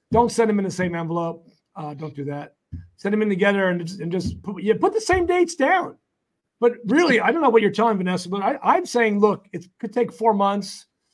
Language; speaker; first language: English; native; English